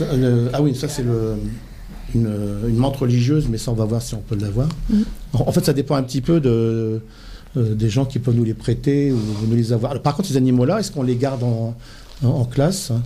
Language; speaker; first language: French; native; French